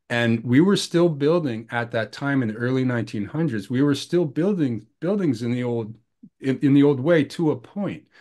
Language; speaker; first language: English; native; English